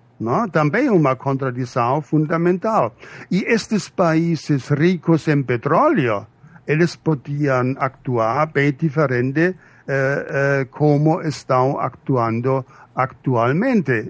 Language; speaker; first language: Portuguese; non-native, fluent; German